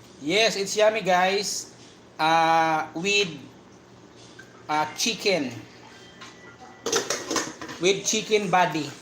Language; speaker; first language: English; non-native, local second language; Filipino